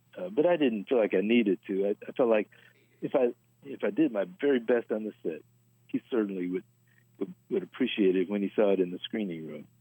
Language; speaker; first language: English; native; English